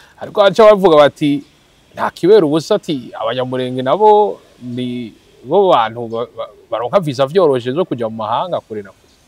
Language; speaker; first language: Rundi; native; Rundi